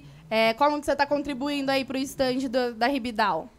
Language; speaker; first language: Portuguese; native; Portuguese